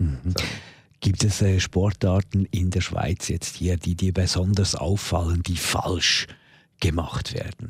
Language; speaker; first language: German; native; German